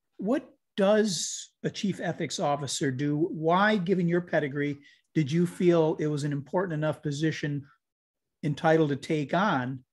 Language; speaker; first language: English; native; English